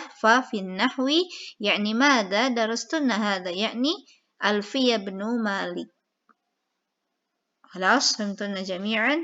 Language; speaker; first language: Arabic; non-native, fluent; Indonesian